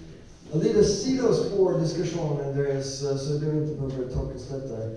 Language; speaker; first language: Swedish; non-native, learner; English